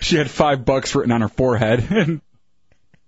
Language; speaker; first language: English; native; English